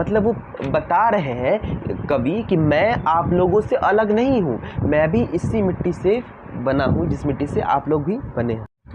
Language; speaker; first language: Hindi; native; Hindi